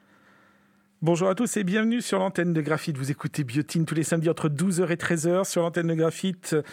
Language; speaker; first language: French; native; French